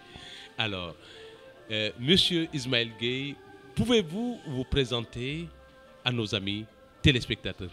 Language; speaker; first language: French; non-native, local second language; Wolof